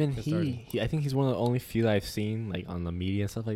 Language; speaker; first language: English; native; English